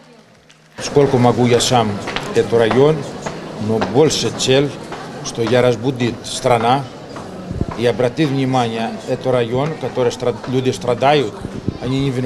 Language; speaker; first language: Russian; non-native, learner; Greek